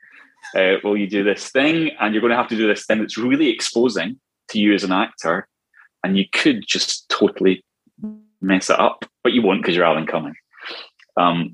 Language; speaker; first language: English; native; English